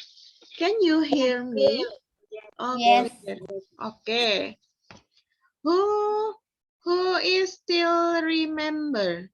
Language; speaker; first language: English; non-native, fluent; Indonesian